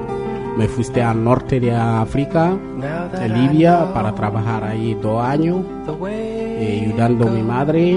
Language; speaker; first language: Spanish; non-native, learner; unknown